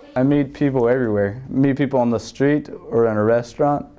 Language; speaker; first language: English; native; English